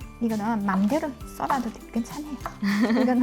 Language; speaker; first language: Korean; non-native, learner; Chinese